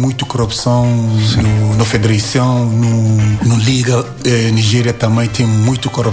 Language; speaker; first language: Portuguese; non-native, learner; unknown